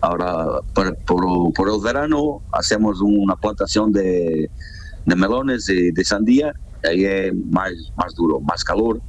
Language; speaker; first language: Spanish; non-native, fluent; Portuguese